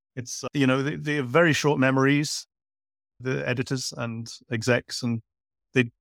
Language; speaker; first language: English; native; English